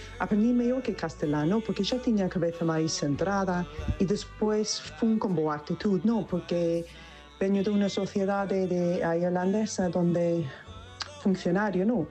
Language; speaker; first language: Galician; non-native, fluent; English